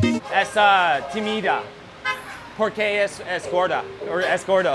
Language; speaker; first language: Spanish; non-native, learner; English